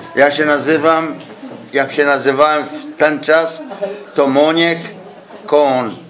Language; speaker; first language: Polish; non-native, local second language; Yiddish